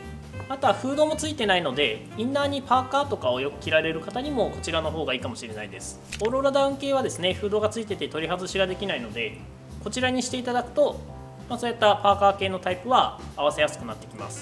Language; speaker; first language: Japanese; native; Japanese